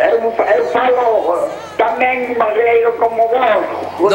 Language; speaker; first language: Portuguese; non-native, learner; Spanish